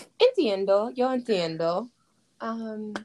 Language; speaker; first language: Spanish; non-native, learner; English